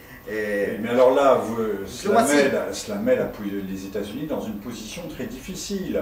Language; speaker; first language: French; native; French